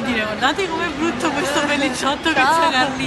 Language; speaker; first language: Italian; native; Italian